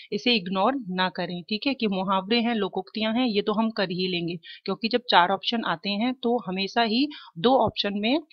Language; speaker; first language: Hindi; native; Hindi